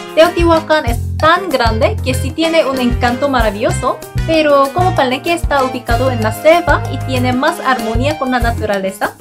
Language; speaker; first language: Spanish; non-native, fluent; Korean